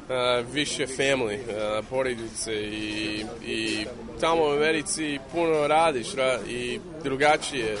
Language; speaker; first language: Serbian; early bilingual, heritage; English